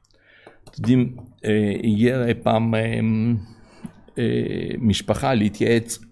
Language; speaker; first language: Hebrew; non-native, fluent; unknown